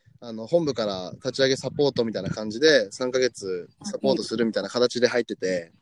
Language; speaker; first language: Japanese; native; Japanese